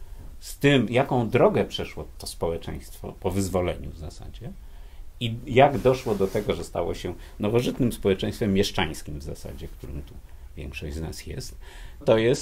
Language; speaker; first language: Polish; native; Polish